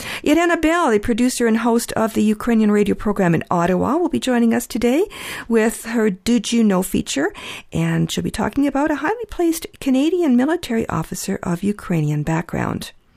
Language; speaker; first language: English; early bilingual, other home language; Ukrainian